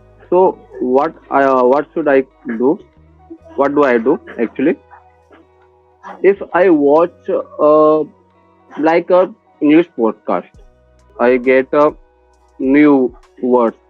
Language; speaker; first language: English; non-native, learner; Hindi